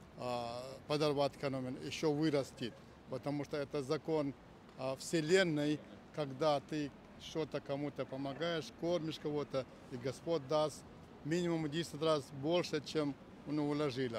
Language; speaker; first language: Russian; non-native, fluent; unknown